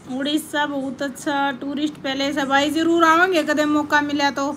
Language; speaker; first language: Hindi; native; Hindi